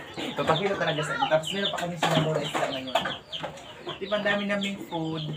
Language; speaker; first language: Filipino; non-native, local second language; Cebuano